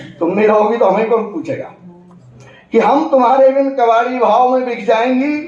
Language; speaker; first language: Hindi; native; Hindi